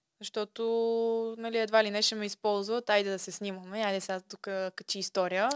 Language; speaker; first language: Bulgarian; early bilingual, other home language; Russian